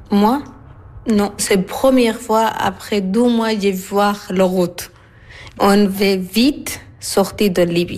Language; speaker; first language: French; non-native, learner; Arabic